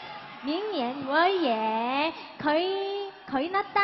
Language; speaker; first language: Chinese; non-native, learner; Korean